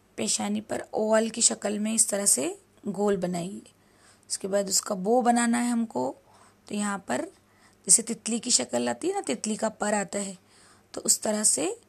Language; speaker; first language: Hindi; native; Hindi